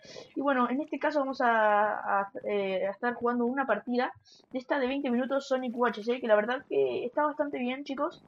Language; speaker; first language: Spanish; native; Spanish